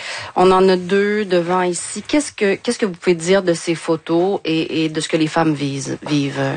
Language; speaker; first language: French; native; French